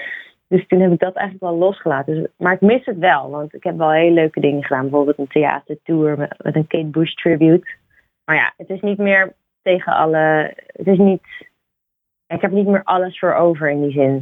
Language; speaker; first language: Dutch; native; Dutch